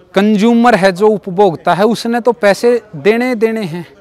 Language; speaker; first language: Hindi; native; Hindi